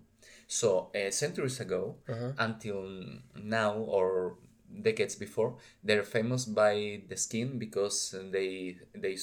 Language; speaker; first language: English; non-native, learner; Spanish